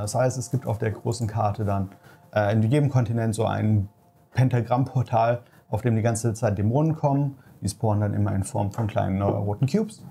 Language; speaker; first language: German; native; German